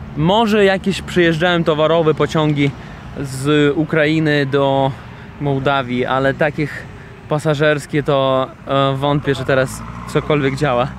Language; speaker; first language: Polish; non-native, fluent; Russian